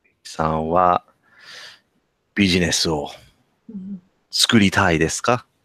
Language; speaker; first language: Japanese; non-native, learner; English